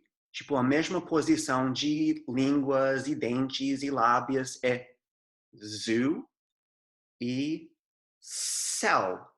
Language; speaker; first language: Portuguese; non-native, fluent; English